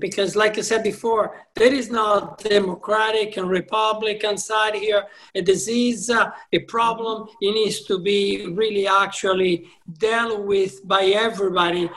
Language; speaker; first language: English; non-native, fluent; Italian